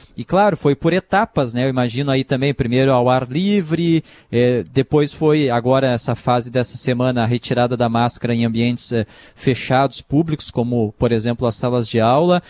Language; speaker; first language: Portuguese; native; Portuguese